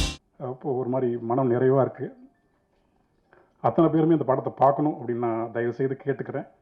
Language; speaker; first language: Tamil; native; Tamil